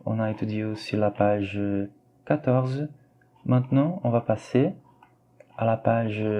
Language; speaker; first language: French; non-native, fluent; Portuguese